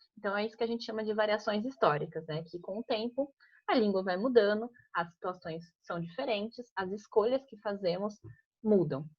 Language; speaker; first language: Portuguese; native; Portuguese